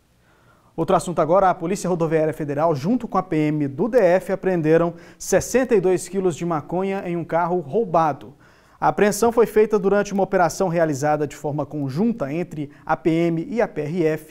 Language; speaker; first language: Portuguese; native; Portuguese